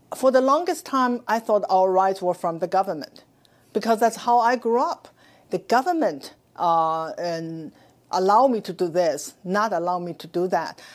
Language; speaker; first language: English; non-native, fluent; Chinese